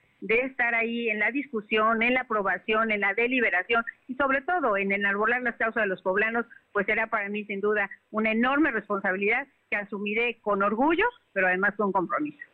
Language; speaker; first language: Spanish; native; Spanish